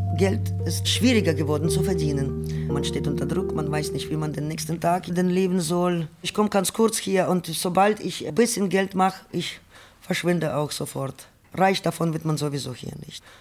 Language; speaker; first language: German; non-native, fluent; Ukrainian